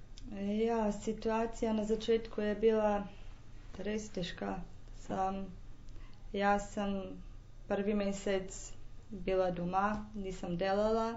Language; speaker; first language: Slovenian; non-native, local second language; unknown